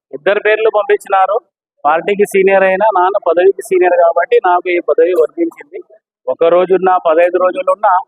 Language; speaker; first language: Telugu; non-native, local second language; Urdu